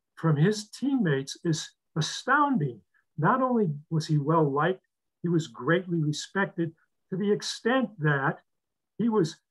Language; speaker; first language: English; native; English